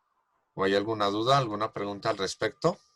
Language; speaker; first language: Spanish; native; Spanish